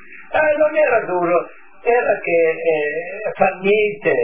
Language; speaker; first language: Italian; non-native, local second language; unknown